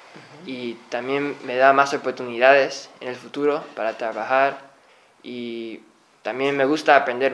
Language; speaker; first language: Spanish; early bilingual, heritage; Spanish